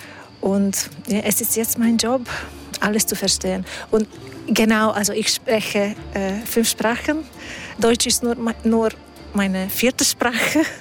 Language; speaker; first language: German; non-native, fluent; Hungarian